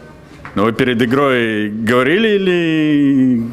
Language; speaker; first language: Russian; non-native, local second language; Latvian